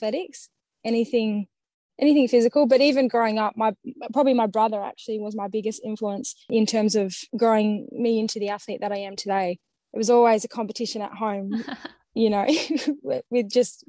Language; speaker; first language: English; native; English